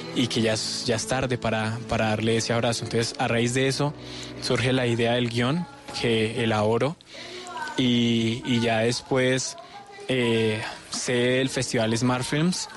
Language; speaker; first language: Spanish; native; Spanish